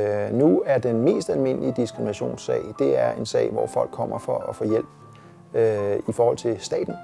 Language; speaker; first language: Danish; native; Danish